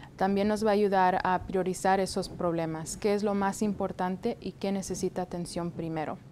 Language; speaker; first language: Spanish; early bilingual, heritage; Spanish